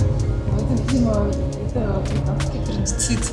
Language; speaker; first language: Russian; native; Russian